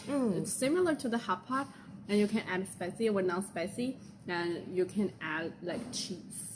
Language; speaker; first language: English; non-native, fluent; Chinese